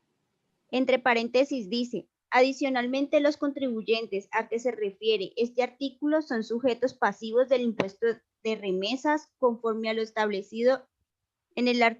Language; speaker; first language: Spanish; native; Spanish